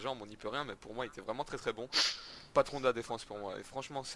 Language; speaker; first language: French; native; French